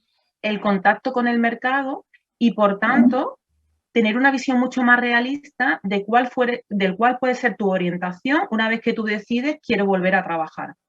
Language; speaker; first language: Spanish; native; Spanish